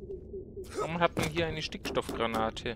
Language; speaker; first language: German; native; German